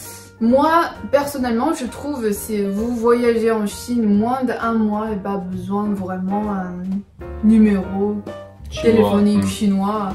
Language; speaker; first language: French; non-native, fluent; Chinese